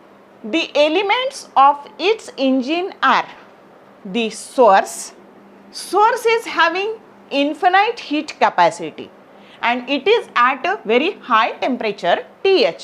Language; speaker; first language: English; non-native, local second language; Marathi